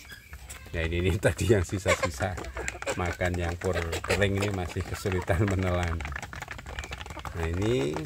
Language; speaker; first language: Indonesian; native; Indonesian